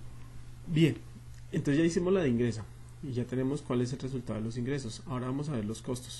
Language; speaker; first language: Spanish; native; Spanish